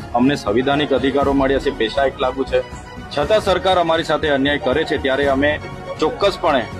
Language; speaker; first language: Gujarati; non-native, local second language; Vasavi